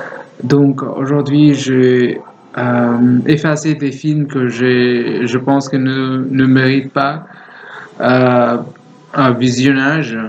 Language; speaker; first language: French; non-native, learner; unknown